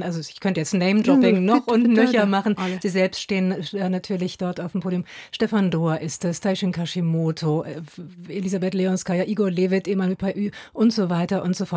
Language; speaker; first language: German; native; German